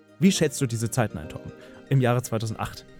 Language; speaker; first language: German; native; German